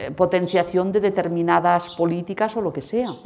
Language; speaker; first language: Spanish; non-native, local second language; Catalan